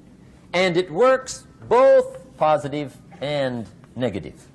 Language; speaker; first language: English; native; English